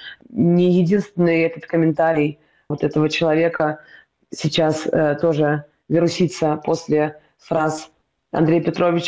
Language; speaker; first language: Russian; native; Russian